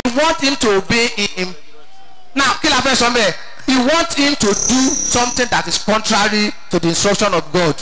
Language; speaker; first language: English; non-native, local second language; Yoruba